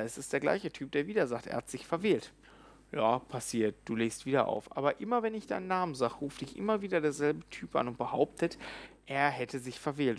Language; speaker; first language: German; native; German